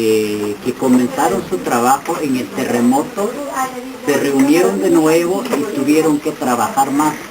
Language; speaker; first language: Spanish; non-native, local second language; Kʼicheʼ